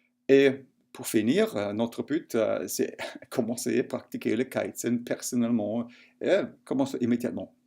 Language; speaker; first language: French; non-native, fluent; German